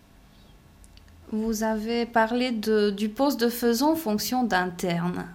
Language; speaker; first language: French; non-native, fluent; Romanian